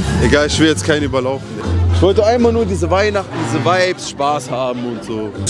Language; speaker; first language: German; early bilingual, other home language; Turkish